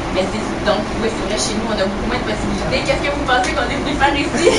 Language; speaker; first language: French; native; French